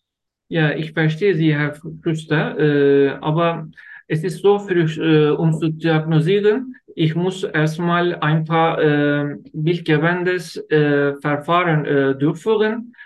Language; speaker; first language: German; non-native, learner; Turkish